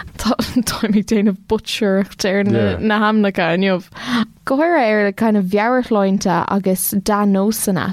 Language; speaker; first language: Irish; non-native, local second language; English